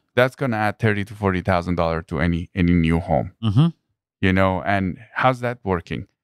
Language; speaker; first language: English; non-native, fluent; Persian